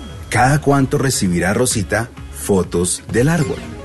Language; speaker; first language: Spanish; native; Spanish